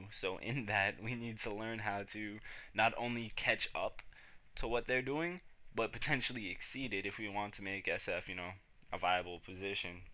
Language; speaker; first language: English; native; English